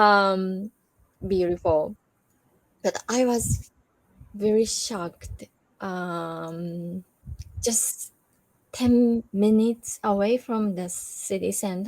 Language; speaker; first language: English; non-native, learner; Japanese